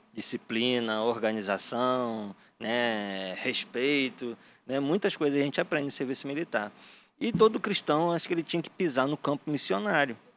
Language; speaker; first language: Portuguese; native; Portuguese